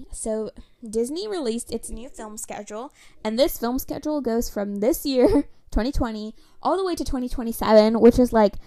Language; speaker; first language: English; native; English